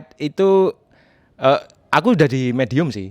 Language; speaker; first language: Indonesian; native; Indonesian